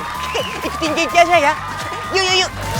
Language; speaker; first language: Indonesian; non-native, learner; Japanese